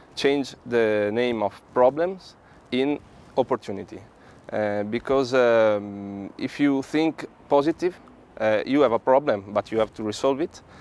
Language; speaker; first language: English; non-native, learner; Italian